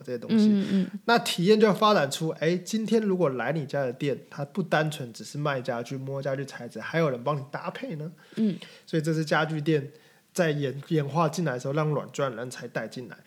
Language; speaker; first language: Chinese; native; Chinese